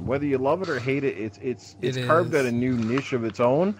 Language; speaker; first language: English; native; English